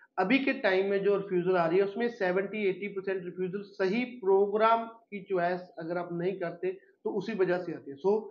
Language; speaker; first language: Hindi; non-native, local second language; Punjabi